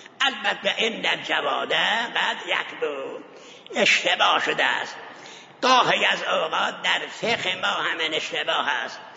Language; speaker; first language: Persian; non-native, local second language; Azerbaijani